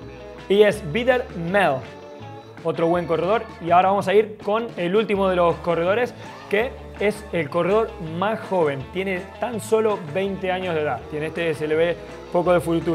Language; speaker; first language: Spanish; native; Spanish